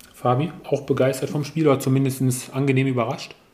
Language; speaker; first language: German; native; German